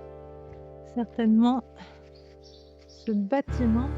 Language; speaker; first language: French; native; French